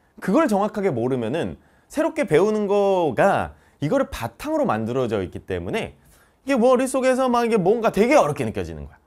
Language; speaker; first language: Korean; native; Korean